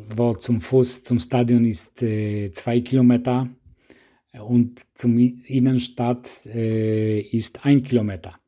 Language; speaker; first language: German; non-native, learner; Polish